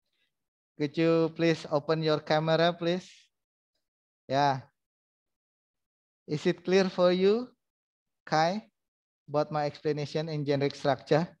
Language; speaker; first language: English; non-native, fluent; Indonesian